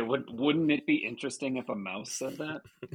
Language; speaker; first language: English; native; English